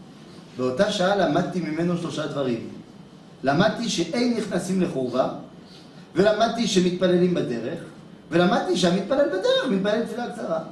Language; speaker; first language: Hebrew; non-native, fluent; French